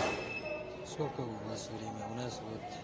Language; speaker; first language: Russian; non-native, learner; Tajik